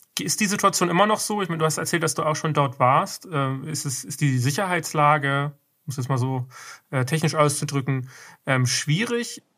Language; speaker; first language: German; native; German